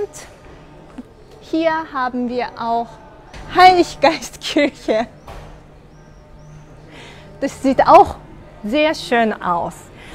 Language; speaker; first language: German; non-native, fluent; Japanese